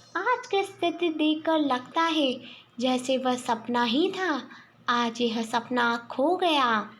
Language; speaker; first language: Hindi; native; Hindi